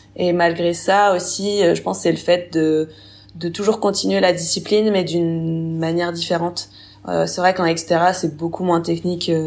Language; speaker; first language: French; native; French